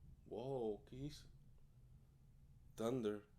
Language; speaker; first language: Portuguese; non-native, learner; English